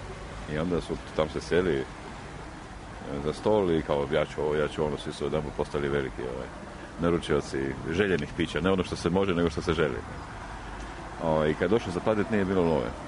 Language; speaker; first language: Croatian; native; Croatian